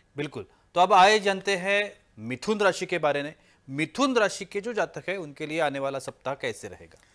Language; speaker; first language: Hindi; non-native, local second language; Marathi